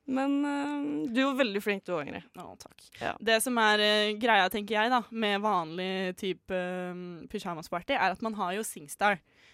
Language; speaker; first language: Norwegian; native; Norwegian